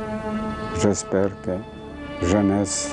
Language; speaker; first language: French; non-native, fluent; Serbian